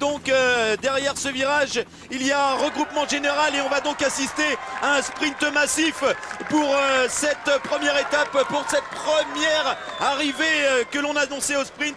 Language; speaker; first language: French; native; French